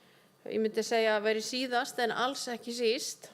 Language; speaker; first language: Icelandic; native; Icelandic